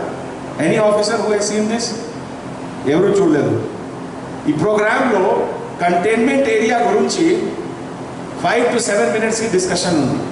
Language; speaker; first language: Telugu; non-native, fluent; Hindi